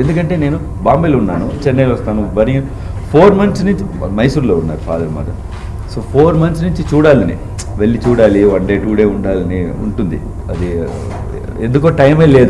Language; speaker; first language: Telugu; non-native, local second language; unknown